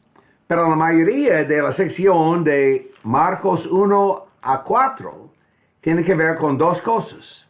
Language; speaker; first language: Spanish; non-native, fluent; English